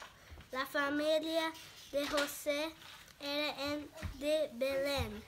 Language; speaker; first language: Spanish; non-native, learner; Portuguese